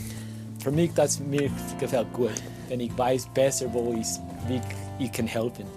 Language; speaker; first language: German; non-native, learner; English